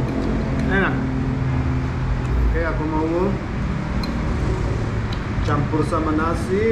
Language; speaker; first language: Indonesian; non-native, learner; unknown